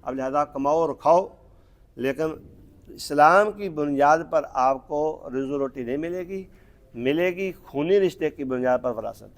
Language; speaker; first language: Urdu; non-native, local second language; Punjabi